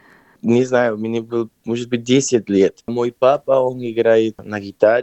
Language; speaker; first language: Russian; non-native, fluent; Spanish